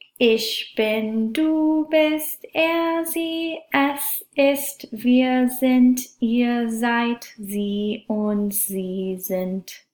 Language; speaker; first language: German; non-native, fluent; English